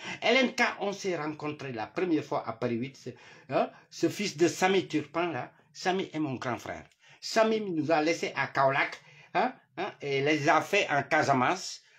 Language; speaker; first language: French; non-native, local second language; Wolof